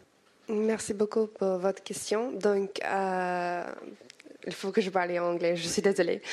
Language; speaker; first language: French; non-native, learner; English